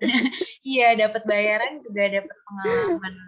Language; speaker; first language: Indonesian; native; Indonesian